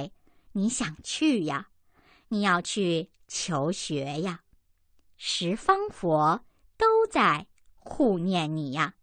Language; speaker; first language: Chinese; native; Chinese